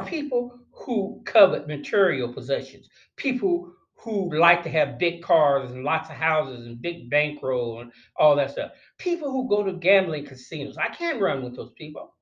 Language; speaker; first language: English; native; English